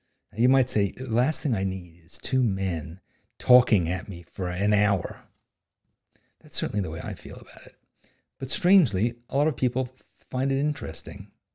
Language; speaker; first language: English; native; English